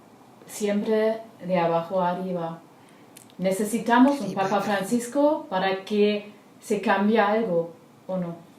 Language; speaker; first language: Spanish; non-native, learner; German